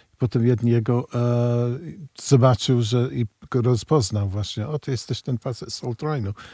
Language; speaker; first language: Polish; early bilingual, heritage; Polish